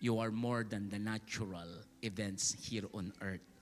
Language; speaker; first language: English; non-native, local second language; Filipino